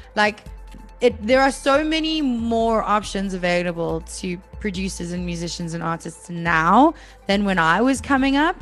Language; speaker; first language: English; native; English